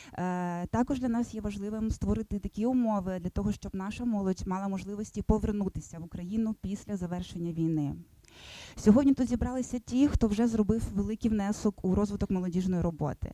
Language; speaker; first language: Ukrainian; native; Ukrainian